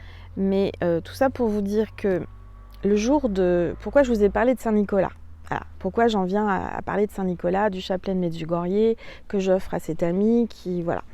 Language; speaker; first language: French; native; French